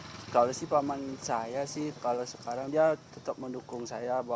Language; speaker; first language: Indonesian; non-native, local second language; Balinese